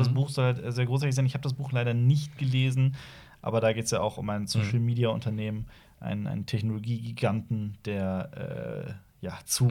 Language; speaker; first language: German; native; German